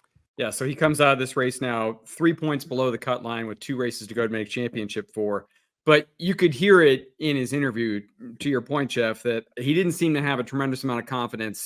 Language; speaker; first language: English; native; English